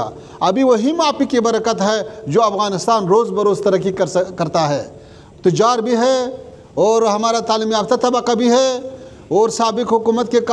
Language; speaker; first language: Hindi; non-native, fluent; Pashto